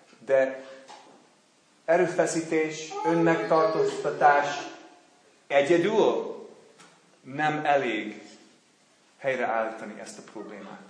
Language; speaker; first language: Hungarian; non-native, fluent; English